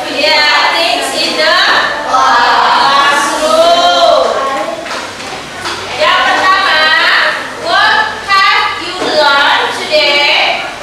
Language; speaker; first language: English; non-native, learner; Indonesian